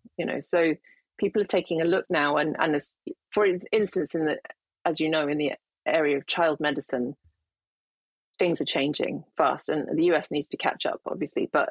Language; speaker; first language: English; native; English